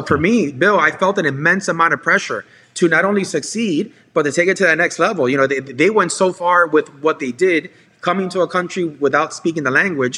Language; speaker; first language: English; native; English